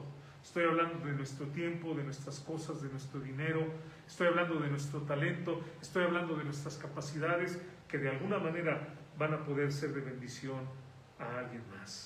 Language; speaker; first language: Spanish; native; Spanish